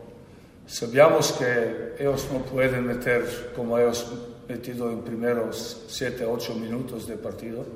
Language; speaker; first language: Spanish; non-native, learner; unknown